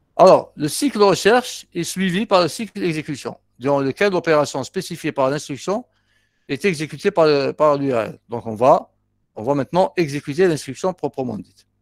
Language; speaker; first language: French; non-native, local second language; Arabic